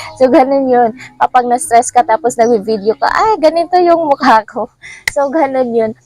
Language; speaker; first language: Filipino; native; Filipino